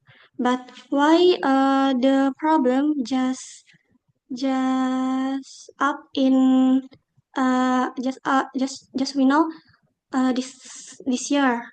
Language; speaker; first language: English; non-native, local second language; Indonesian